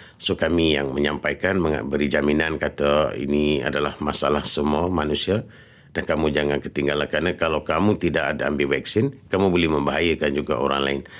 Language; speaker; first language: Malay; early bilingual, other home language; Rohingya